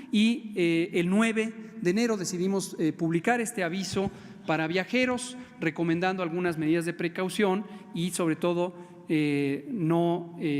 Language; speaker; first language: Spanish; native; Spanish